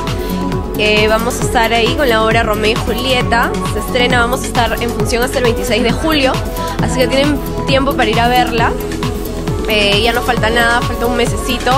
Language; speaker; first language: Spanish; native; Spanish